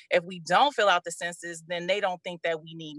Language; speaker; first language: English; native; English